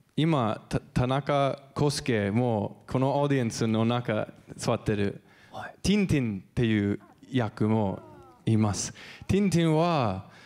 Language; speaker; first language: Japanese; non-native, learner; English